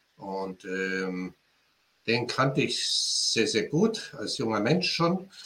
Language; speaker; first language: German; native; German